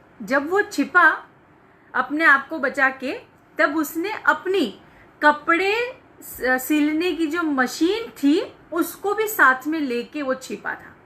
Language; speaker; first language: Hindi; non-native, local second language; Gujarati